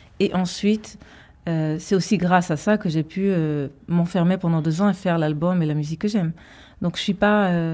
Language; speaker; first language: French; early bilingual, heritage; Hebrew